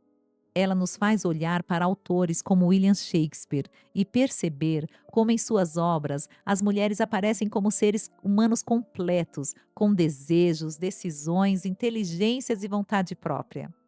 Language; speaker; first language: Portuguese; native; Portuguese